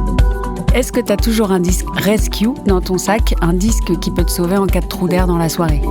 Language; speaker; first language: French; native; French